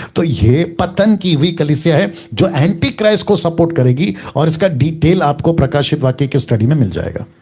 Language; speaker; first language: Hindi; native; Hindi